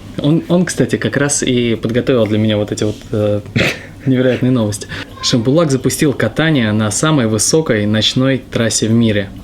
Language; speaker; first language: Russian; native; Russian